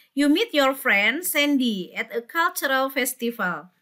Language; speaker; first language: English; non-native, fluent; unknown